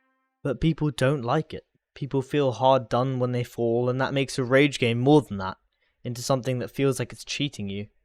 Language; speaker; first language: English; native; English